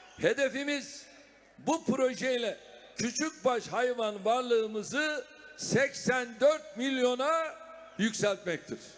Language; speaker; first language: Turkish; native; Turkish